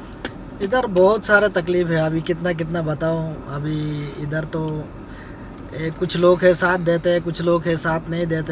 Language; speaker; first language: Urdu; non-native, learner; Bangla